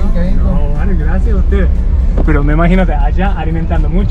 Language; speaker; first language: Spanish; non-native, learner; Japanese